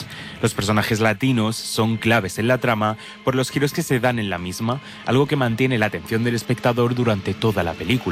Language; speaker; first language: Spanish; native; Spanish